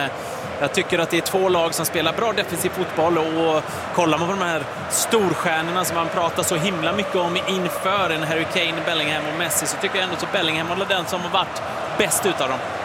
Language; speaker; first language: Swedish; native; Swedish